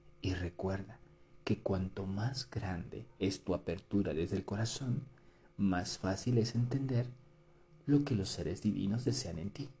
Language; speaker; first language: Spanish; native; Spanish